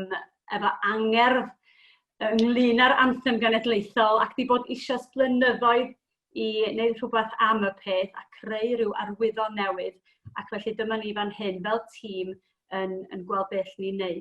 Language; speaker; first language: Welsh; native; Welsh